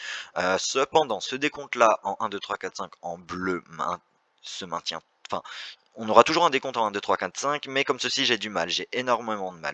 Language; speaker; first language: French; native; French